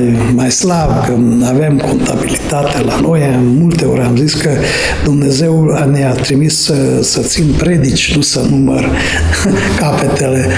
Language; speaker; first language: Romanian; non-native, fluent; Hungarian